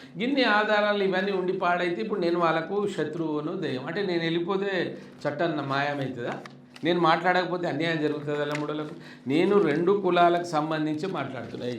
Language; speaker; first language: Telugu; non-native, local second language; Lambadi